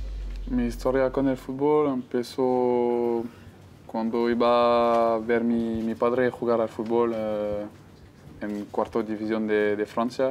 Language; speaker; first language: Spanish; non-native, fluent; French